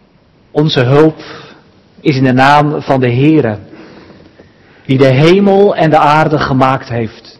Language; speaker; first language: Dutch; native; Dutch